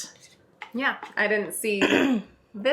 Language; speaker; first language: English; native; English